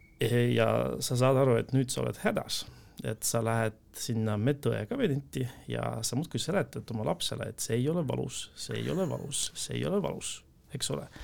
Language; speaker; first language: Estonian; non-native, local second language; Russian